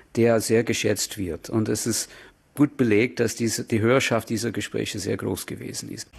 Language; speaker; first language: German; non-native, fluent; English